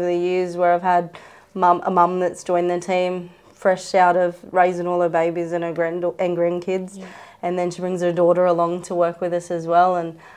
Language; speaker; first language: English; native; English